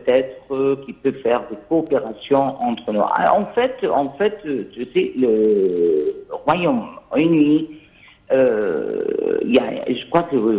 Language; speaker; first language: French; non-native, fluent; Arabic